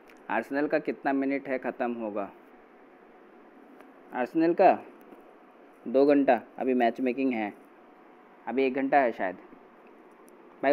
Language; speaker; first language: Hindi; non-native, local second language; Bangla